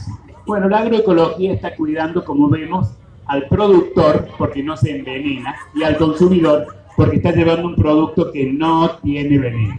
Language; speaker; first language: Spanish; native; Spanish